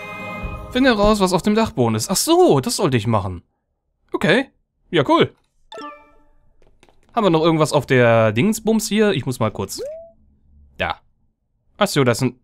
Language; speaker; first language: German; native; German